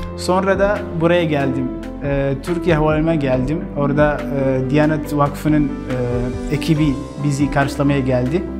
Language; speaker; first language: Turkish; non-native, fluent; Arabic